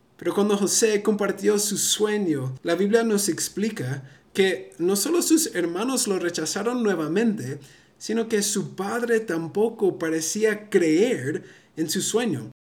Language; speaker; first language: Spanish; early bilingual, heritage; Spanish